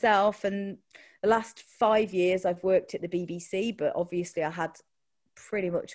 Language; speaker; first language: English; native; English